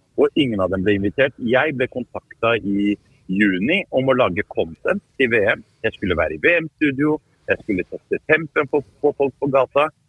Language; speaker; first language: Norwegian; early bilingual, other home language; Arabic